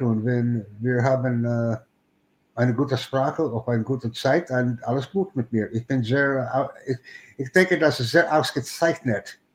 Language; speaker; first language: German; non-native, learner; English